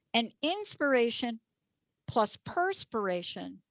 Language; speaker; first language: English; native; English